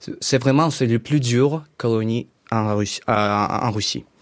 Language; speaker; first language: French; non-native, fluent; Russian